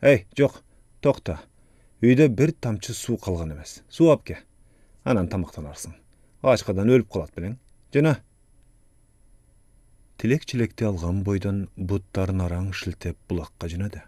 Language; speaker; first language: Kyrgyz; native; Kyrgyz